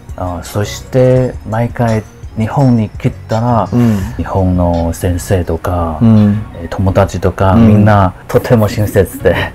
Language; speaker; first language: Japanese; non-native, learner; Chinese